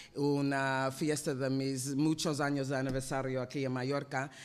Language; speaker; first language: Spanish; non-native, fluent; English